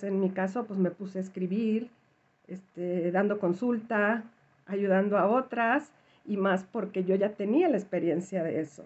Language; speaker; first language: Spanish; native; Spanish